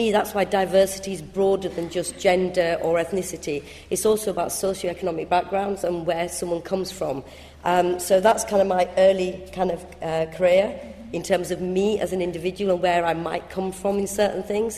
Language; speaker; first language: English; early bilingual, other home language; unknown